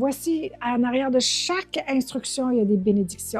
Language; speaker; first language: French; native; French